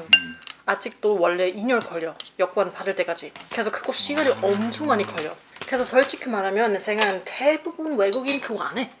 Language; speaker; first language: Korean; non-native, fluent; German